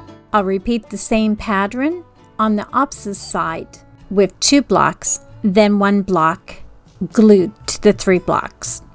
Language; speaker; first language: English; native; English